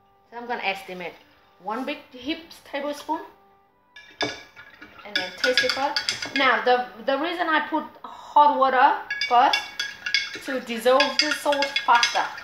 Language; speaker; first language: English; non-native, fluent; Vietnamese